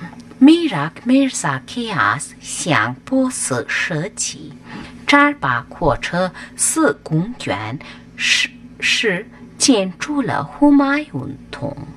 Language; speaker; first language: Chinese; non-native, fluent; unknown